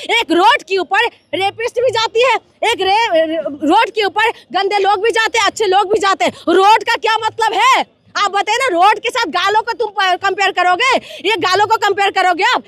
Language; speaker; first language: Hindi; non-native, local second language; Manipuri